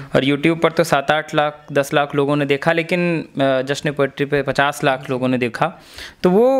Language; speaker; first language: Hindi; native; Hindi